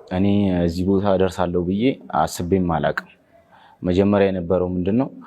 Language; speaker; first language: Amharic; non-native, local second language; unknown